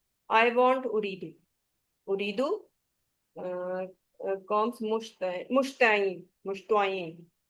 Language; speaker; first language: Arabic; non-native, learner; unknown